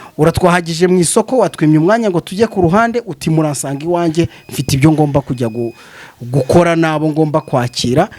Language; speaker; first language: Kinyarwanda; native; Kinyarwanda